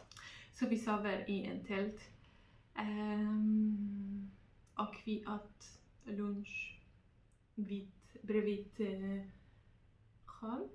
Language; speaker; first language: Swedish; non-native, learner; Polish